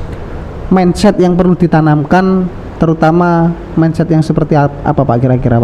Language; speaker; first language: Indonesian; native; Indonesian